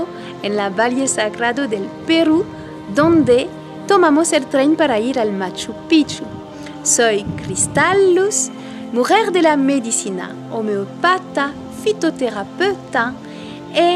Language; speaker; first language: Spanish; non-native, learner; French